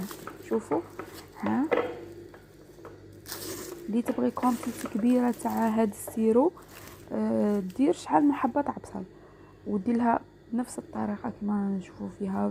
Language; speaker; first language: Arabic; native; Arabic